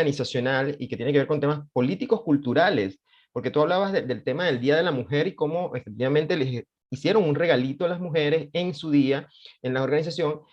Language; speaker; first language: Spanish; native; Spanish